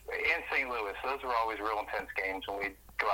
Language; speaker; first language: English; native; English